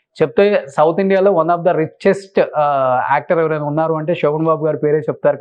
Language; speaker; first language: Telugu; native; Telugu